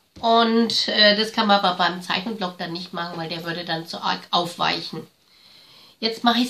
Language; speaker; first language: German; native; German